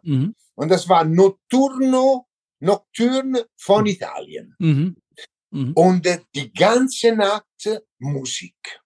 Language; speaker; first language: German; non-native, learner; Italian